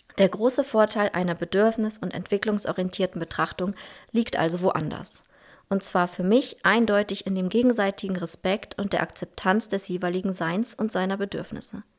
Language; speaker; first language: German; early bilingual, heritage; Russian